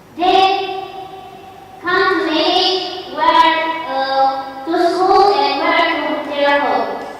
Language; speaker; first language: English; non-native, learner; Indonesian